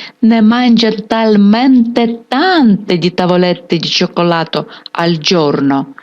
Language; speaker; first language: Italian; non-native, fluent; Ukrainian